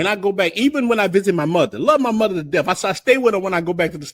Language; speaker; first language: English; native; English